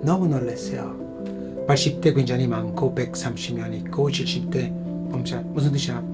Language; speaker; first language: Korean; non-native, fluent; Italian